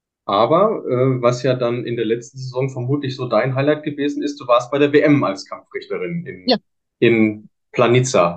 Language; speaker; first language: German; native; German